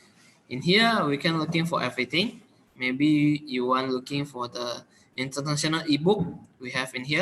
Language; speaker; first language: English; non-native, learner; Indonesian